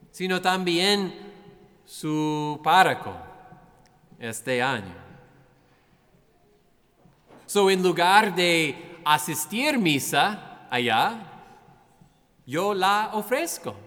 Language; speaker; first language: Spanish; non-native, fluent; English